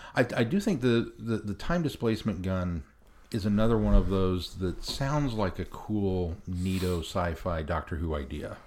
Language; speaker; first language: English; native; English